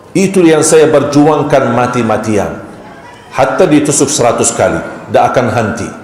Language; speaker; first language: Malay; non-native, fluent; Arabic